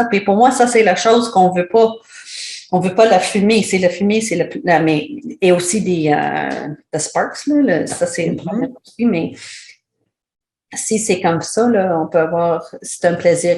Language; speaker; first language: French; non-native, learner; English